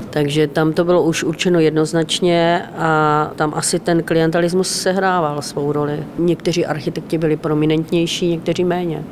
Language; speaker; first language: Czech; native; Czech